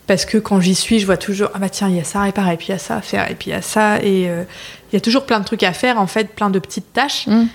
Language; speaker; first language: French; native; French